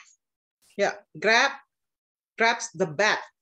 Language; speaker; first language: English; non-native, fluent; Indonesian